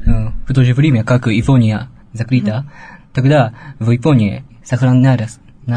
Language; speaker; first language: Russian; non-native, learner; Japanese